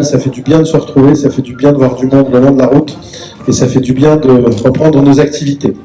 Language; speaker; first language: French; native; French